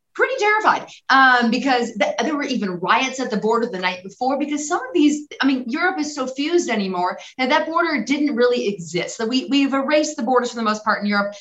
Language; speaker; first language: English; native; English